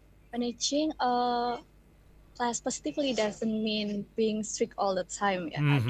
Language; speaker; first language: English; non-native, fluent; Indonesian